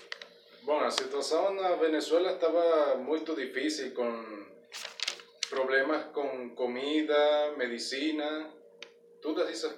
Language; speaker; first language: Portuguese; non-native, learner; Spanish